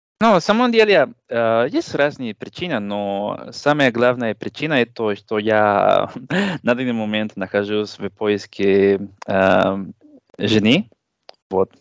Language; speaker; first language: Russian; non-native, learner; Spanish